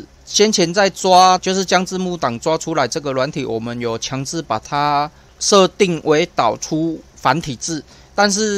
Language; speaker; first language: Chinese; native; Chinese